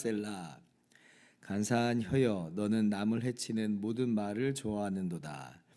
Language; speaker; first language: Korean; native; Korean